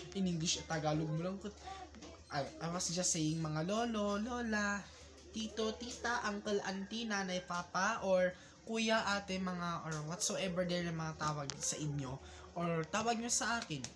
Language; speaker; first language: Filipino; non-native, local second language; Iloko